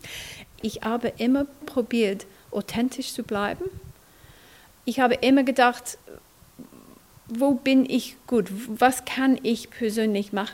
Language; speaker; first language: German; non-native, fluent; English